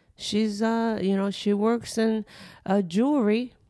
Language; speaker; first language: English; early bilingual, other home language; Japanese